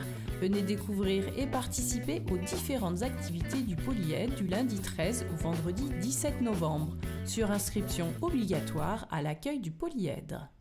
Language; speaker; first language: French; native; French